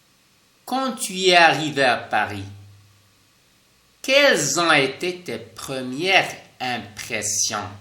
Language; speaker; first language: French; non-native, fluent; Spanish